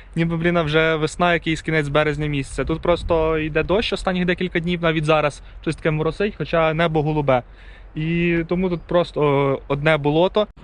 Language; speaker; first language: Ukrainian; non-native, local second language; Russian